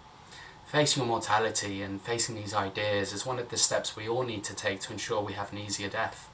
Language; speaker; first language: English; native; English